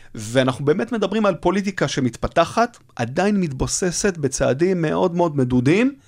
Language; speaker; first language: Hebrew; native; Hebrew